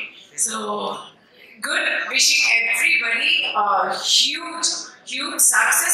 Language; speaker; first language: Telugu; non-native, local second language; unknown